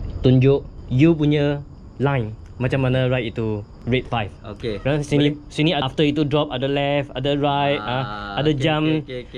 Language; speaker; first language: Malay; non-native, local second language; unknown